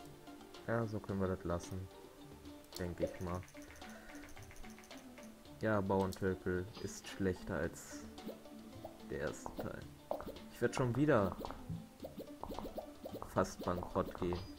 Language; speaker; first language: German; native; German